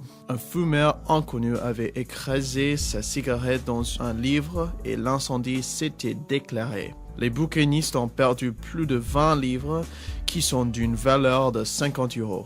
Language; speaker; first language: French; non-native, learner; English